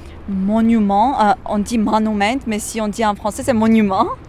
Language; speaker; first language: French; non-native, fluent; Armenian